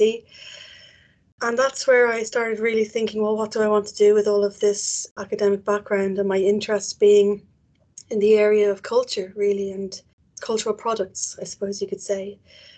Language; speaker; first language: English; native; English